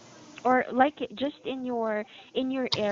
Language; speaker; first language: English; non-native, fluent; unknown